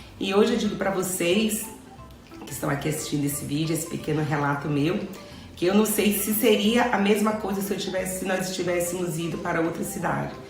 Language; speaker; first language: Portuguese; native; Portuguese